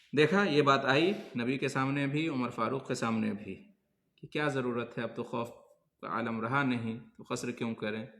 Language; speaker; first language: Urdu; native; Urdu